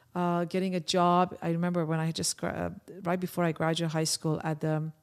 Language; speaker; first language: English; early bilingual, other home language; Persian